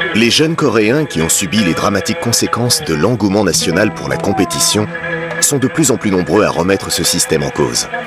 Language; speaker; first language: French; native; French